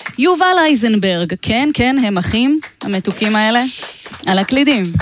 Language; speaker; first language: Hebrew; native; Hebrew